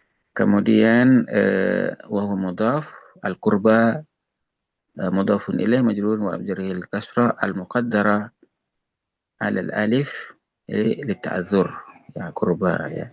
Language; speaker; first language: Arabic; non-native, fluent; Indonesian